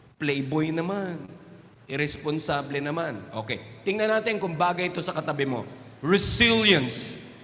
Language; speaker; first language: Filipino; non-native, local second language; Waray